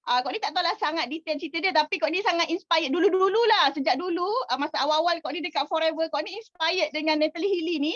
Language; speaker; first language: Malay; native; Malay